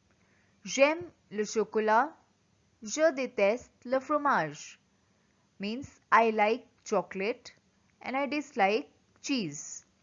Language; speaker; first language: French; non-native, fluent; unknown